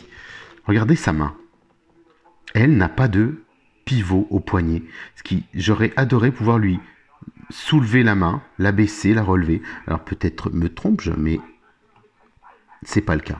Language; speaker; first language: French; native; French